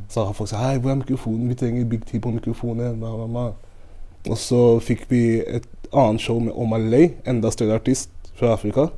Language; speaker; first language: Norwegian; native; Norwegian